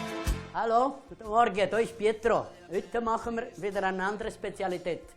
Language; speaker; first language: German; non-native, fluent; Italian